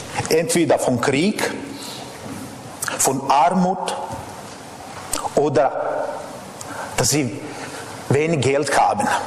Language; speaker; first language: German; non-native, fluent; Serbian